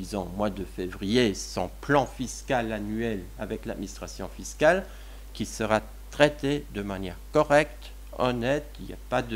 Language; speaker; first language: French; non-native, local second language; Luxembourgish